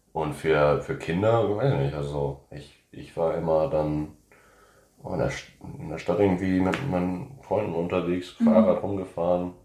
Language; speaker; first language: German; early bilingual, heritage; English